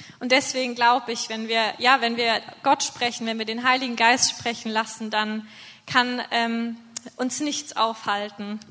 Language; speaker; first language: German; native; German